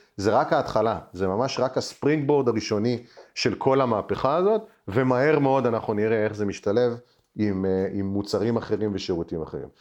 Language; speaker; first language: Hebrew; native; Hebrew